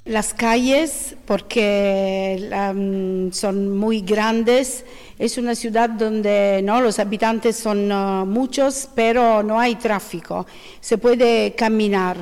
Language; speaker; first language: Spanish; non-native, fluent; Italian